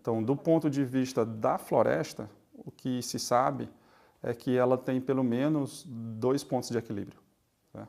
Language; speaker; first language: Portuguese; native; Portuguese